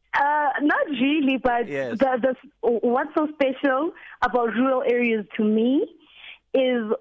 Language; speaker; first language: English; non-native, local second language; Southern Sotho